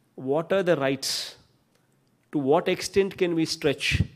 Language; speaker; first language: English; non-native, local second language; Telugu